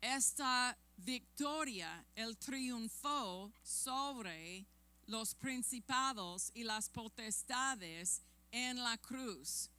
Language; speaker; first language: Spanish; non-native, fluent; English